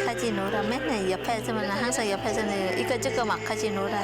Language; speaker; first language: Korean; non-native, learner; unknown